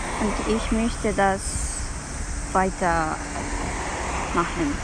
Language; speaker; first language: German; non-native, learner; Japanese